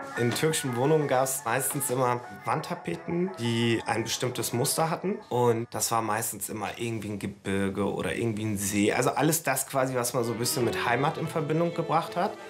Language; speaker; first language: German; early bilingual, other home language; Turkish